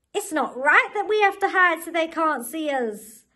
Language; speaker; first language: English; native; English